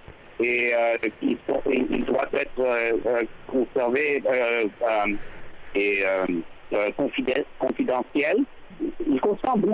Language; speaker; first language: French; non-native, fluent; English